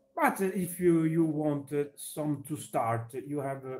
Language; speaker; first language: English; non-native, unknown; Italian